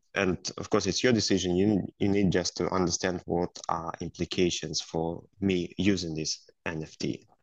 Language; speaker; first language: English; non-native, fluent; Russian